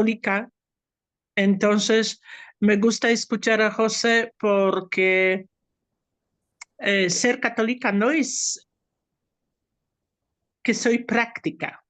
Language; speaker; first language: Spanish; non-native, fluent; Polish